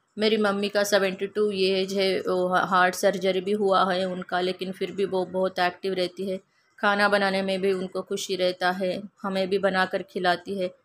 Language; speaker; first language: Hindi; non-native, local second language; Kannada